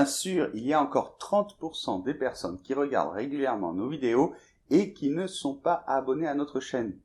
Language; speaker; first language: French; native; French